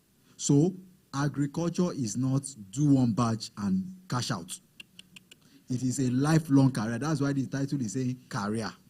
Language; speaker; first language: English; non-native, local second language; Yoruba